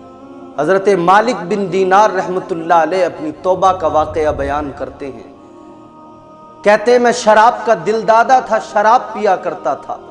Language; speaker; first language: Urdu; native; Urdu